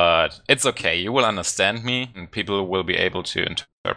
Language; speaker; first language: English; non-native, fluent; German